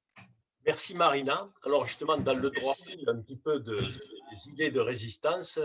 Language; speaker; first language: French; native; French